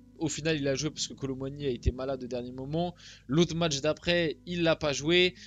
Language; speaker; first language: French; early bilingual, other home language; Portuguese